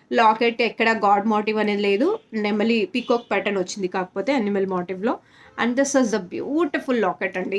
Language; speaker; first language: Telugu; native; Telugu